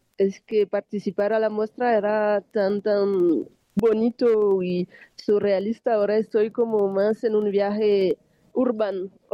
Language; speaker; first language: Spanish; non-native, fluent; French